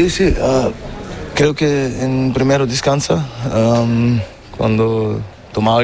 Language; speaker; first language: Spanish; non-native, learner; German